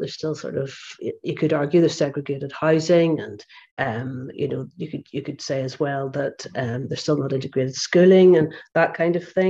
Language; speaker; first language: English; native; English